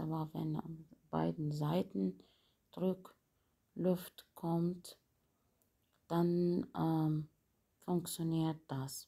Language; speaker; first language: German; non-native, fluent; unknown